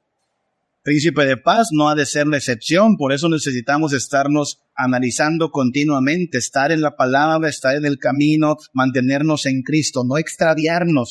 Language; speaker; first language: Spanish; native; Spanish